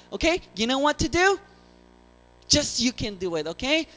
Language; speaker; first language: English; non-native, fluent; Korean